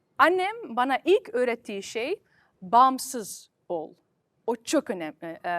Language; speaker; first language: Turkish; early bilingual, heritage; Turkish